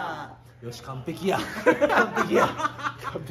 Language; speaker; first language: Japanese; native; Japanese